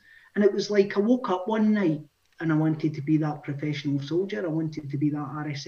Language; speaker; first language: English; native; English